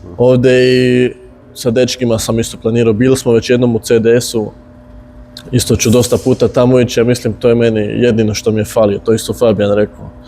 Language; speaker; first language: Bosnian; early bilingual, heritage; Bosnian